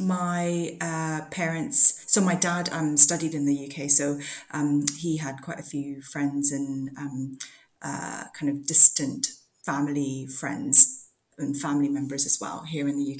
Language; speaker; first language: English; non-native, local second language; Cantonese